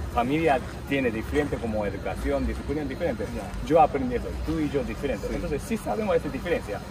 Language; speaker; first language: Spanish; non-native, learner; Japanese